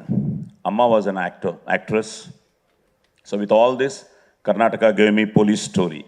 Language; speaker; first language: Tamil; non-native, local second language; Telugu